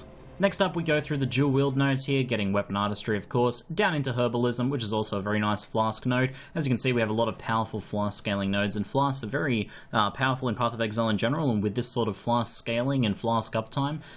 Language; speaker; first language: English; native; English